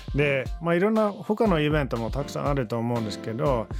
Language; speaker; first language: Japanese; non-native, fluent; Finnish